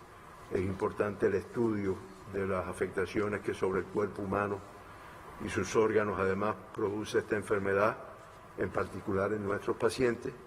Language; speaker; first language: Spanish; native; Spanish